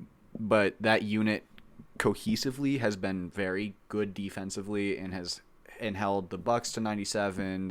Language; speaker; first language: English; native; English